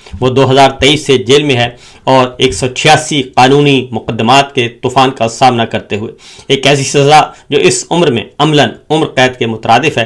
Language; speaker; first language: Urdu; native; Urdu